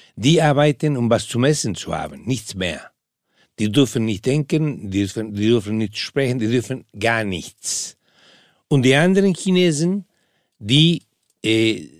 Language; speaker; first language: German; non-native, fluent; Spanish